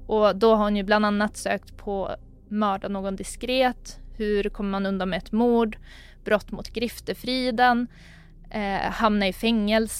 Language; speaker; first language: Swedish; native; Swedish